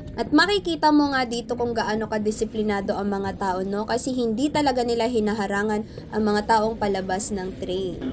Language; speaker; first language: Filipino; native; Filipino